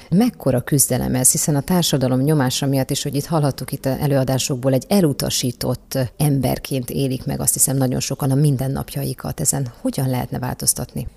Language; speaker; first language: Hungarian; native; Hungarian